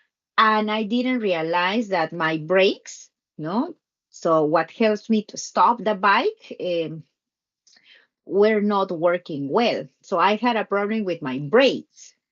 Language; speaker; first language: English; non-native, learner; Spanish